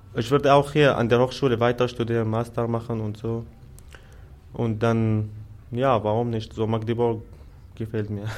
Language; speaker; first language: German; non-native, fluent; Arabic